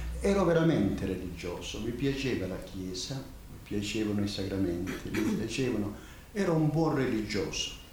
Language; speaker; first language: Italian; native; Italian